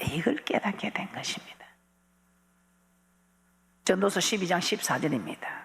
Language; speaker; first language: Korean; native; Korean